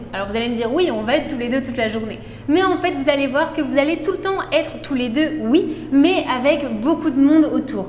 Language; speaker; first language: French; native; French